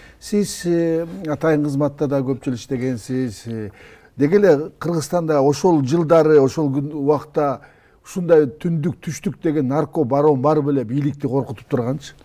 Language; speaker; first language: Kyrgyz; native; Kyrgyz